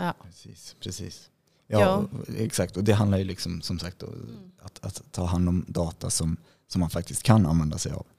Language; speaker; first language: Swedish; native; Swedish